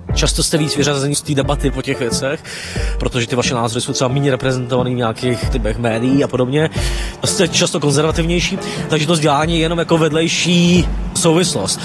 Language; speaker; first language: Czech; native; Czech